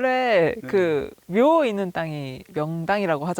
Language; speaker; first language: Korean; native; Korean